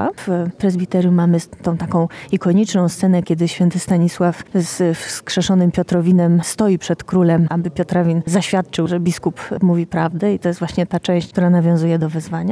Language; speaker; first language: Polish; native; Polish